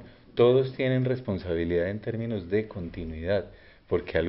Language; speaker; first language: Spanish; native; Spanish